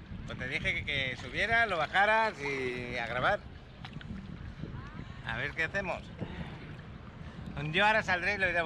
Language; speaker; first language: Spanish; native; Spanish